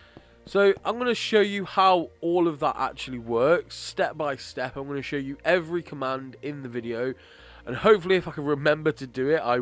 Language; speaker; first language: English; native; English